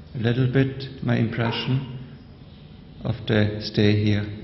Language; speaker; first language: English; non-native, learner; German